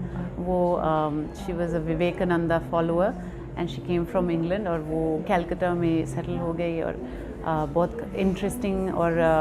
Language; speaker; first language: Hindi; non-native, local second language; French